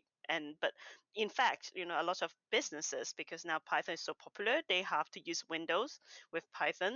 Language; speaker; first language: English; non-native, local second language; Cantonese